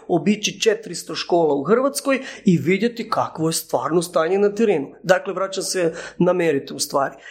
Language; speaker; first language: Croatian; native; Croatian